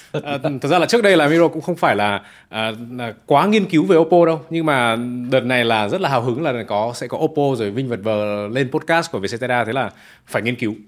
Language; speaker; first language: Vietnamese; native; Vietnamese